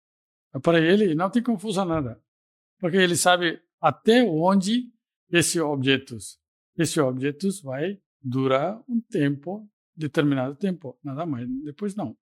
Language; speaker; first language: Portuguese; non-native, fluent; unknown